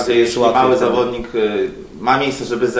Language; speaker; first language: Polish; native; Polish